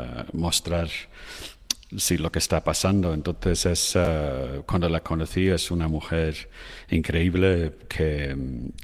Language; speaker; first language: Spanish; non-native, fluent; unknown